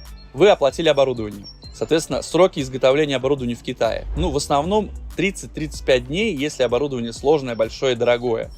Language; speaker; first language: Russian; native; Russian